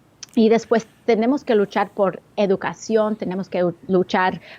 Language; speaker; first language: Spanish; early bilingual, heritage; English